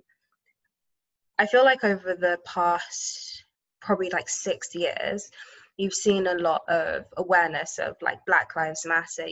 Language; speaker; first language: English; native; English